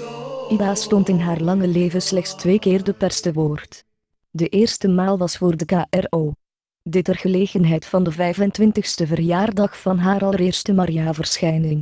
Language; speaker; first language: Dutch; native; Dutch